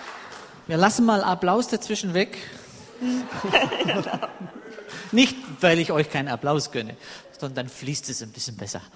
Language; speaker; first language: German; native; German